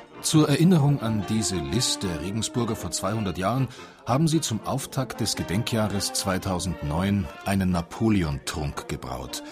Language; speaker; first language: German; native; German